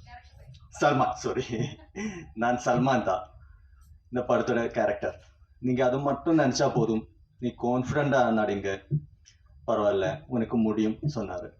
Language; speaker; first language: Tamil; non-native, fluent; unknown